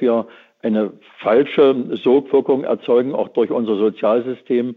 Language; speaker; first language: German; native; German